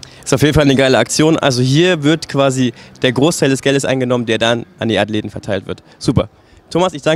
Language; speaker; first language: German; native; German